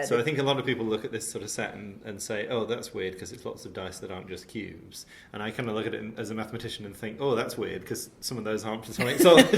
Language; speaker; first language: English; native; English